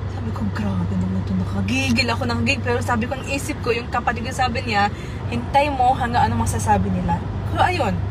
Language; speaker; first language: Filipino; early bilingual, heritage; Arabic